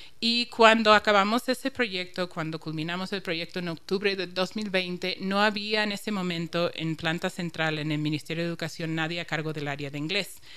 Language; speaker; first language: Spanish; non-native, fluent; English